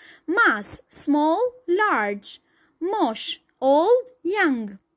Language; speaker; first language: English; non-native, fluent; Albanian